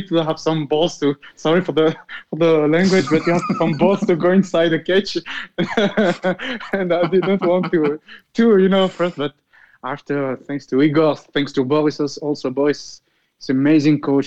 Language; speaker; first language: English; non-native, fluent; Arabic